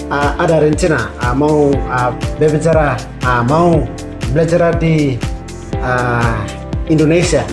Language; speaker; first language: Indonesian; non-native, learner; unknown